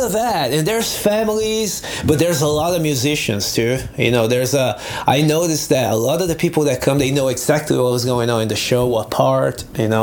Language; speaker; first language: English; non-native, fluent; Portuguese